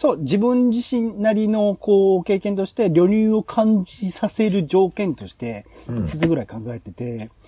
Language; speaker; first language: Japanese; native; Japanese